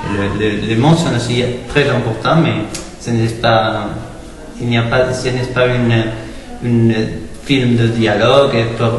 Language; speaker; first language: French; non-native, learner; Spanish